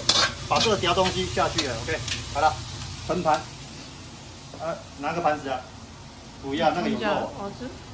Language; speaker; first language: Chinese; native; Chinese